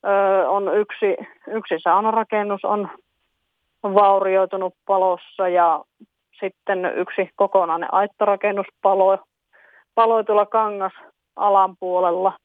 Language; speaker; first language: Finnish; native; Finnish